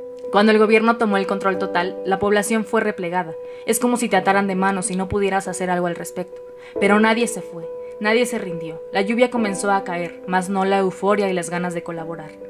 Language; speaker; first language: Spanish; native; Spanish